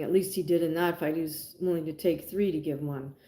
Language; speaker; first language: English; native; English